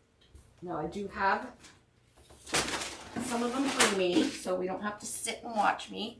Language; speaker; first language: English; native; English